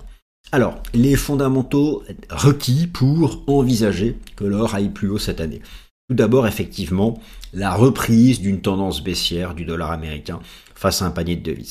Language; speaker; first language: French; native; French